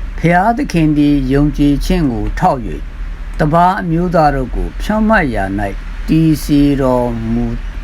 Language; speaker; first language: Burmese; non-native, local second language; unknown